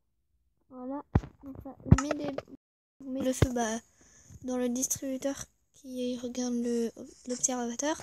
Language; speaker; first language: French; native; French